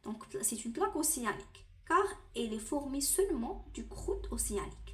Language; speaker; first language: French; non-native, local second language; Arabic